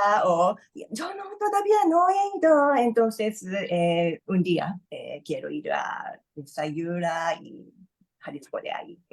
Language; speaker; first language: Spanish; non-native, learner; Japanese